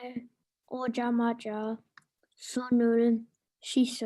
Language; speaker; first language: Korean; non-native, learner; English